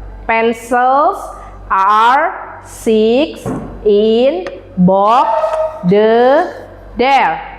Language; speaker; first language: English; non-native, learner; Indonesian